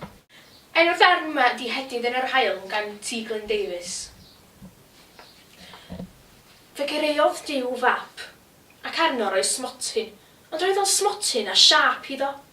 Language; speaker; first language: Welsh; native; Welsh